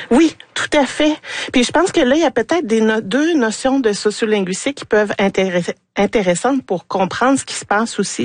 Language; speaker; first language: French; native; French